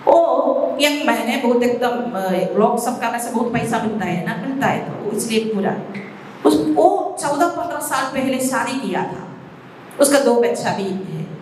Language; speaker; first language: Hindi; non-native, local second language; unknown